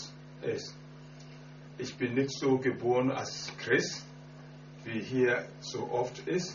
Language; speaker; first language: German; non-native, fluent; Akan